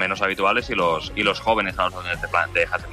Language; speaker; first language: Spanish; non-native, local second language; Catalan